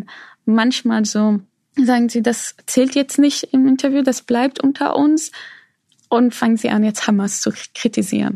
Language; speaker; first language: German; non-native, fluent; Arabic